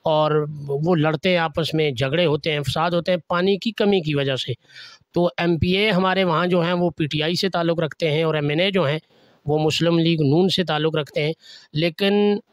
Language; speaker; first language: Urdu; non-native, local second language; Northern Hindko